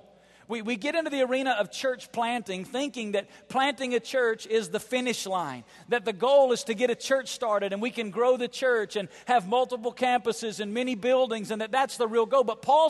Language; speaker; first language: English; native; English